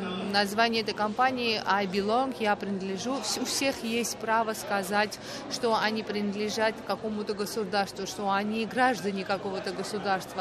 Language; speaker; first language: Russian; non-native, fluent; Georgian